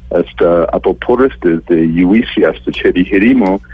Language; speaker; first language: Spanish; non-native, fluent; English